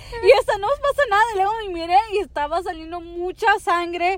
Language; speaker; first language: Spanish; early bilingual, heritage; Spanish